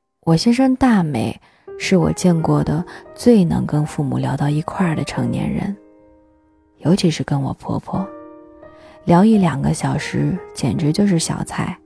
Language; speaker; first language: Chinese; native; Chinese